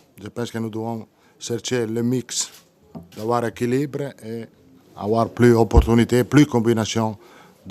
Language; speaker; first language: French; non-native, learner; Italian